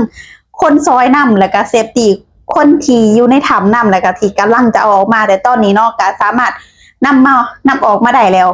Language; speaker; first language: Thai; non-native, local second language; Lao